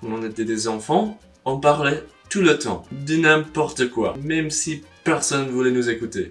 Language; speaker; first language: French; non-native, learner; English